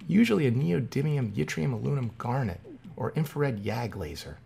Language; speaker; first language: English; native; English